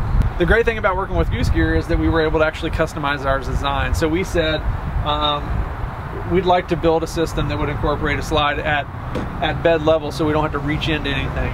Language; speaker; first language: English; native; English